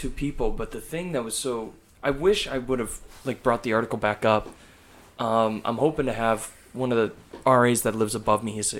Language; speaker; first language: English; native; English